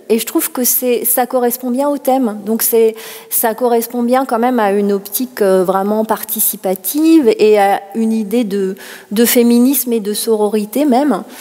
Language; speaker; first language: French; native; French